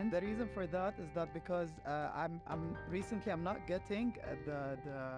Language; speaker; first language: English; non-native, fluent; Arabic